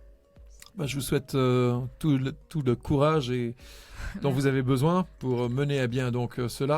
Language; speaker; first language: French; native; French